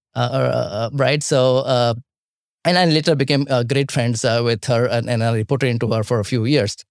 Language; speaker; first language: English; non-native, local second language; Marathi